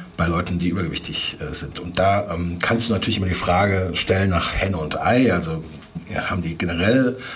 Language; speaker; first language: German; native; German